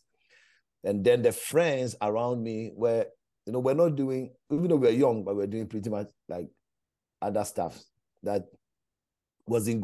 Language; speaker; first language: English; non-native, local second language; Akan